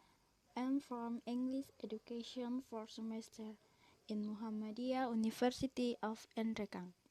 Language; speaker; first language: English; non-native, learner; Indonesian